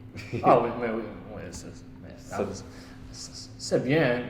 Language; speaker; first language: French; non-native, learner; English